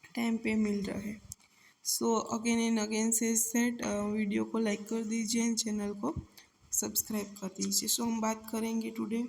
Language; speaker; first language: Hindi; non-native, local second language; Gujarati